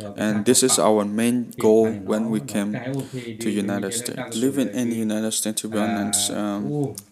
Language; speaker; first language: English; non-native, fluent; Burmese